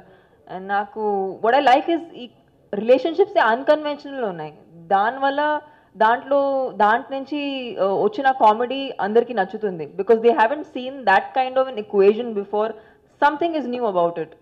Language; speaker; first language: Telugu; non-native, local second language; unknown